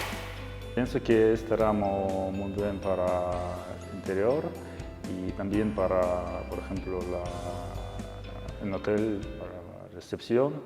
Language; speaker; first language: Spanish; non-native, learner; Russian